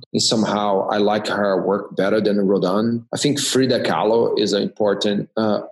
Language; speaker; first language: English; non-native, fluent; Portuguese